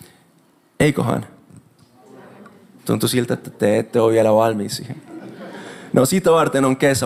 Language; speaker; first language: Finnish; non-native, fluent; Spanish